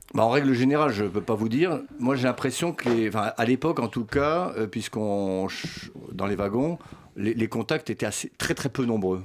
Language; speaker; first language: French; early bilingual, other home language; Swedish